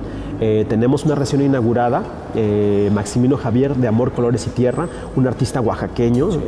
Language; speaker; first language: Spanish; native; Spanish